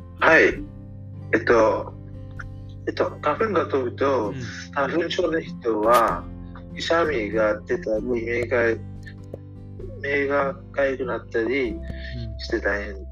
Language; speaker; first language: Japanese; non-native, learner; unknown